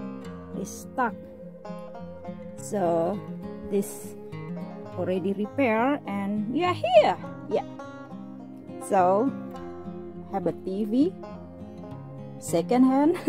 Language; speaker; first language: English; non-native, learner; Indonesian